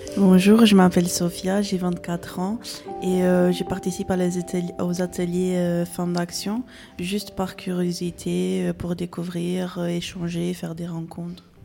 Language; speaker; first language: French; non-native, fluent; Portuguese